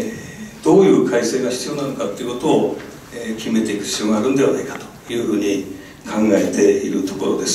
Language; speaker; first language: Japanese; native; Japanese